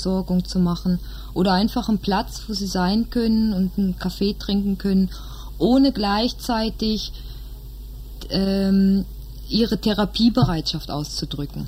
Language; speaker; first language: German; native; German